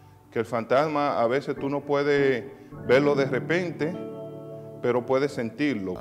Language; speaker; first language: Spanish; native; Spanish